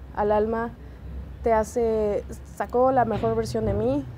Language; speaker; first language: Spanish; native; Spanish